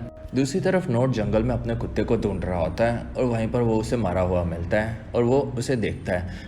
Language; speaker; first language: Hindi; native; Hindi